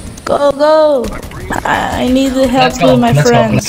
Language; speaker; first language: English; non-native, learner; Hungarian